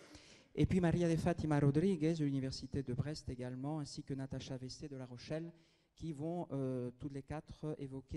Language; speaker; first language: French; native; French